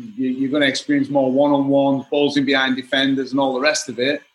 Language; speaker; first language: English; native; English